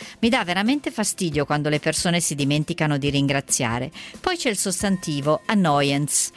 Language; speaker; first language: Italian; native; Italian